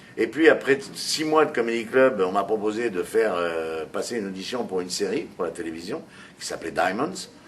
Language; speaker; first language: French; native; French